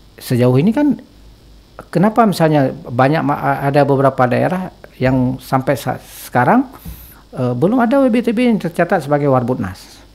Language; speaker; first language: Indonesian; non-native, local second language; Achinese